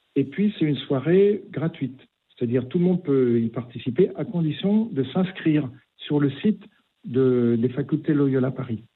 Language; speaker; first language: French; native; French